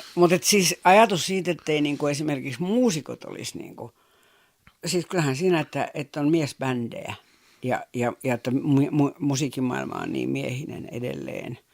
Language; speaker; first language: Finnish; native; Finnish